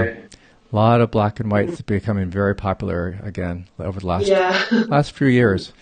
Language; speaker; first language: English; native; English